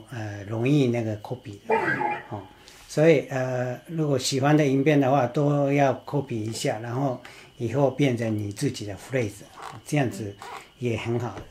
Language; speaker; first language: Chinese; non-native, fluent; Japanese